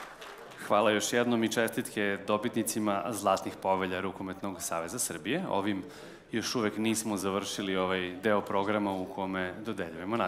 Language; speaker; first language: Serbian; native; Serbian